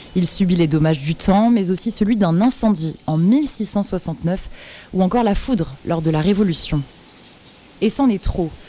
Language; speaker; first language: French; native; French